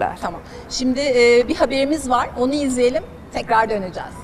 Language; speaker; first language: Turkish; native; Turkish